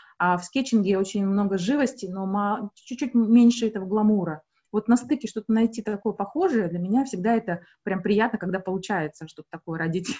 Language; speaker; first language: Russian; native; Russian